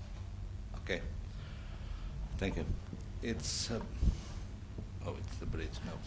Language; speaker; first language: English; non-native, learner; Portuguese